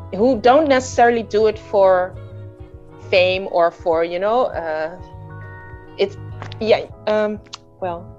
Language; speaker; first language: English; early bilingual, other home language; Indonesian